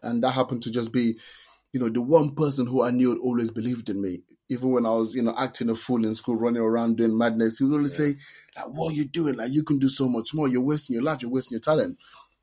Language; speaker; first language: English; non-native, local second language; Yoruba